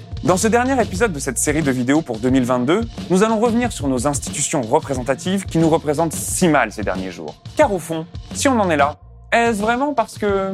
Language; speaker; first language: French; native; French